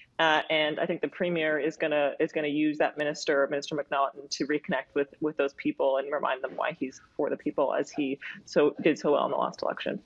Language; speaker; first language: English; native; English